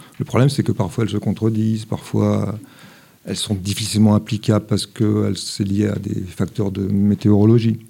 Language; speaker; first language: French; native; French